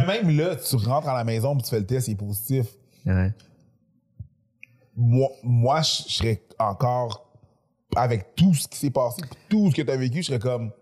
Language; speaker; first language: French; native; French